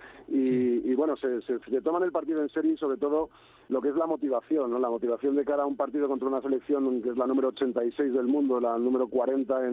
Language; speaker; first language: Spanish; native; Spanish